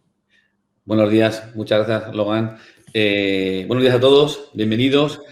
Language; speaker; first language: Spanish; native; Spanish